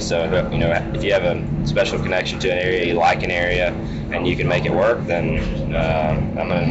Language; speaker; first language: English; native; English